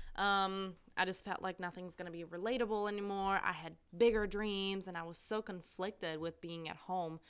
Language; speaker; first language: English; non-native, fluent; German